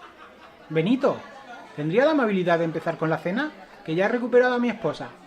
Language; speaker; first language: Spanish; native; Spanish